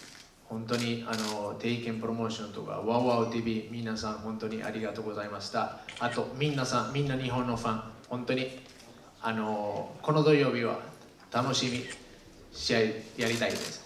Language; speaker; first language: Japanese; non-native, fluent; Spanish